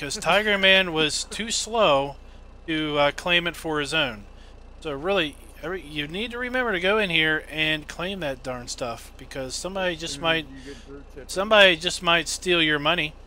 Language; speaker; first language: English; native; English